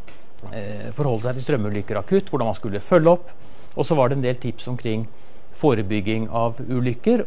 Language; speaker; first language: Norwegian; native; Norwegian